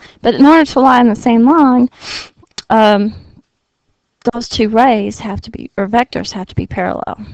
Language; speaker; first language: English; native; English